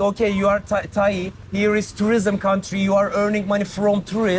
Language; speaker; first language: English; non-native, learner; Turkish